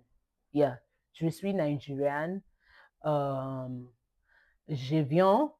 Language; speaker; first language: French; non-native, learner; Yoruba